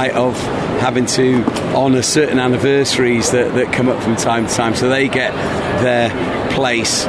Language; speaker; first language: English; native; English